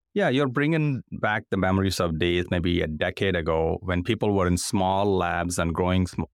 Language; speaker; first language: English; non-native, local second language; Telugu